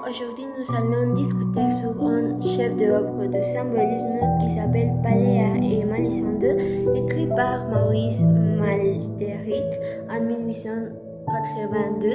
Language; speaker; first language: French; non-native, learner; Spanish